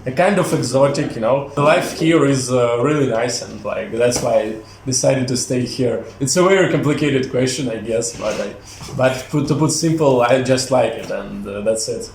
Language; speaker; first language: English; non-native, fluent; Russian